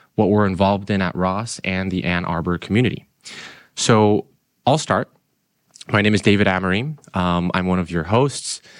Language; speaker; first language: English; non-native, fluent; Portuguese